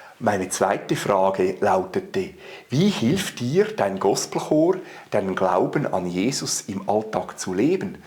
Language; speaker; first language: German; native; German